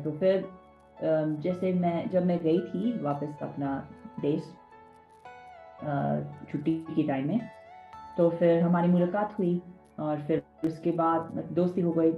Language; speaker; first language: Hindi; non-native, fluent; English